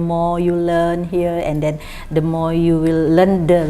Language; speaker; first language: English; non-native, fluent; Indonesian